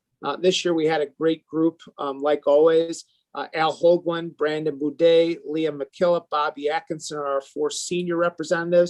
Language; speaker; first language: English; native; English